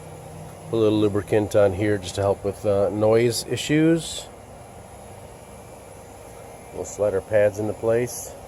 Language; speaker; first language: English; native; English